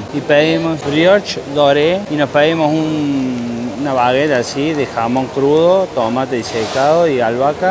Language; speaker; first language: Spanish; native; Spanish